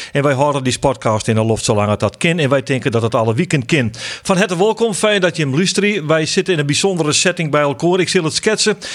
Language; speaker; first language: Dutch; non-native, local second language; Western Frisian